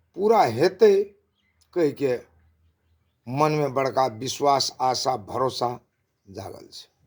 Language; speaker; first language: Maithili; non-native, local second language; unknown